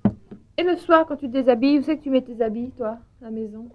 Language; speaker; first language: French; native; French